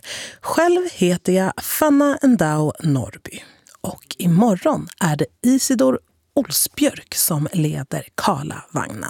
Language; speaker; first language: Swedish; native; Swedish